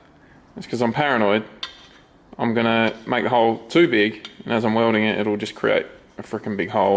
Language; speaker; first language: English; native; English